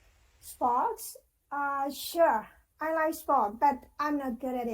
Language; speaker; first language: English; non-native, fluent; Burmese